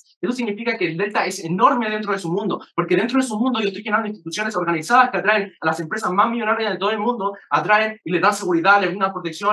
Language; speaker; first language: Spanish; native; Spanish